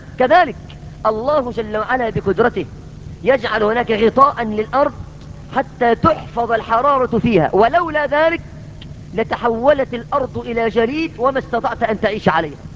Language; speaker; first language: Arabic; native; Arabic